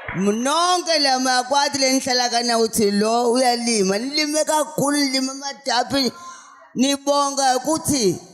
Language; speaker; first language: Zulu; non-native, local second language; Swati